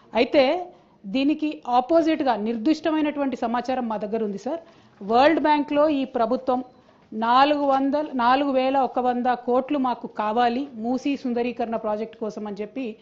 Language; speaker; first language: Telugu; native; Telugu